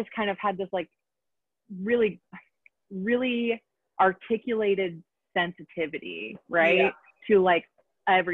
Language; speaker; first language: English; native; English